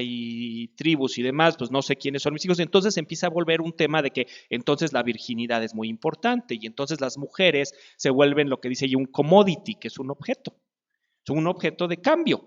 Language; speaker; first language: Spanish; native; Spanish